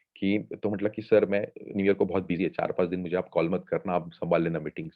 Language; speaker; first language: Hindi; non-native, local second language; Marathi